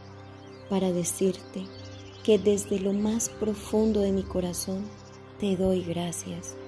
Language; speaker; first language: Spanish; native; Spanish